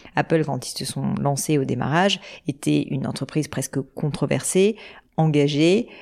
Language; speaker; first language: French; native; French